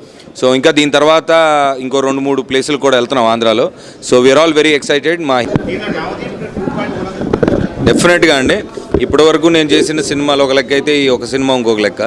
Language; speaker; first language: Telugu; native; Telugu